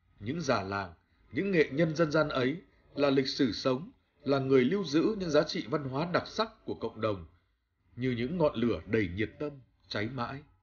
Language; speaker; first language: Vietnamese; native; Vietnamese